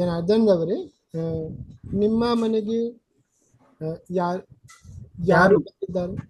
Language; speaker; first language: Kannada; non-native, learner; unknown